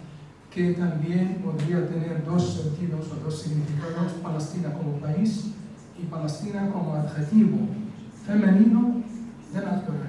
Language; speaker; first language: Spanish; non-native, fluent; Arabic